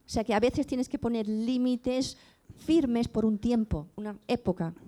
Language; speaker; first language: Spanish; native; Spanish